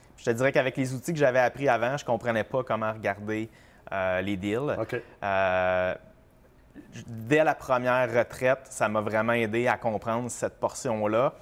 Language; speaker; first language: French; native; French